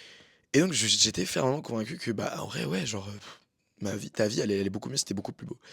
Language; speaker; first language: French; native; French